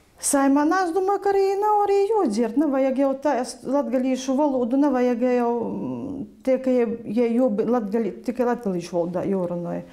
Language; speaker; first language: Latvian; native; Latvian